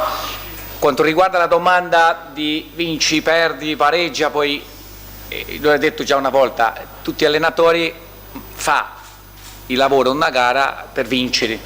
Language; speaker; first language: Italian; non-native, fluent; Portuguese